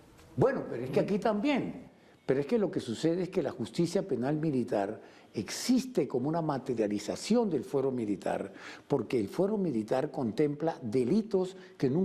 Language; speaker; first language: Spanish; native; Spanish